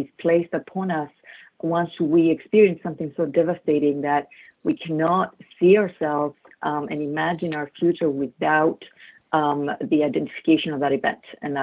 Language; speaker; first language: English; non-native, fluent; Greek